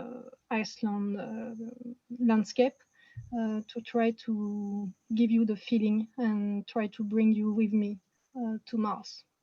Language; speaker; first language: English; non-native, fluent; French